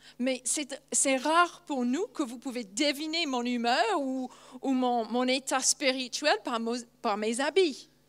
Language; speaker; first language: French; non-native, fluent; English